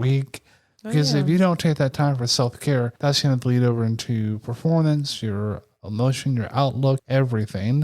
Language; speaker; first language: English; native; English